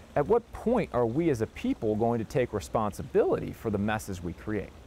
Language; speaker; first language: English; native; English